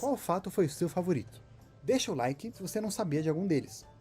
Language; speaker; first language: Portuguese; native; Portuguese